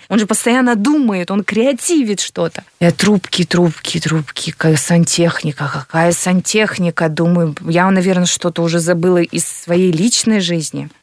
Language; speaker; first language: Russian; native; Russian